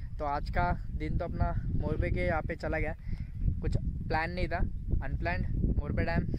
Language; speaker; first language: Hindi; non-native, local second language; Marathi